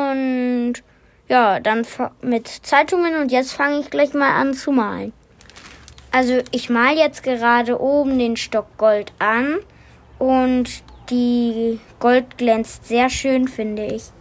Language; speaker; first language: German; native; German